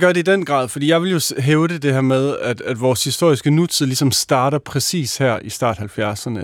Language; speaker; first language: Danish; native; Danish